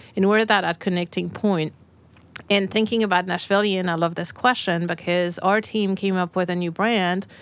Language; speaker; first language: English; non-native, fluent; French